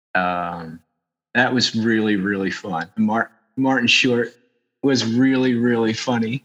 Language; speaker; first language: English; native; English